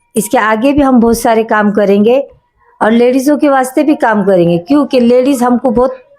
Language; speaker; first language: Hindi; native; Hindi